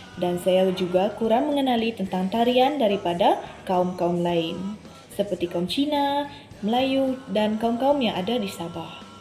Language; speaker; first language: Malay; non-native, local second language; Iban